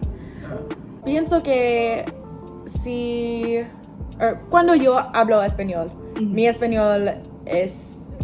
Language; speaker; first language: Spanish; non-native, learner; English